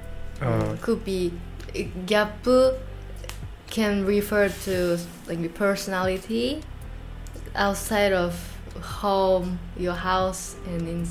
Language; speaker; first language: English; non-native, fluent; Japanese